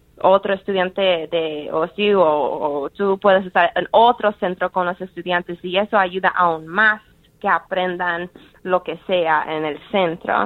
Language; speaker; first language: Spanish; early bilingual, heritage; Spanish